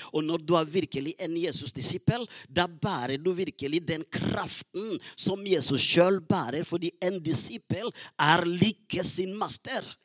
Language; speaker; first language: Norwegian; non-native, fluent; Rundi